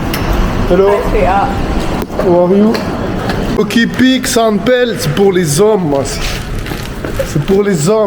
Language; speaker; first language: French; native; French